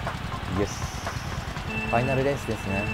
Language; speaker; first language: Japanese; native; Japanese